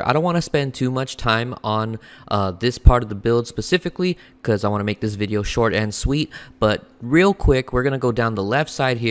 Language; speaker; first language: English; native; English